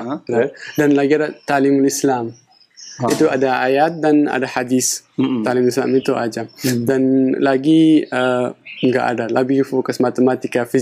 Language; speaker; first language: Indonesian; non-native, fluent; Pashto